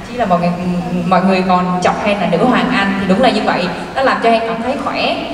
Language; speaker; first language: Vietnamese; non-native, local second language; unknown